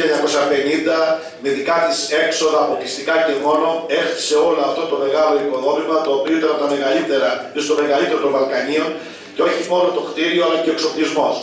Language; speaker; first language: Greek; native; Greek